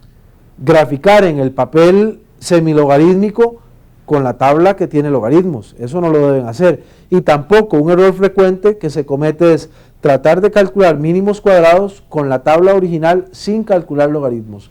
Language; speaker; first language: Spanish; native; Spanish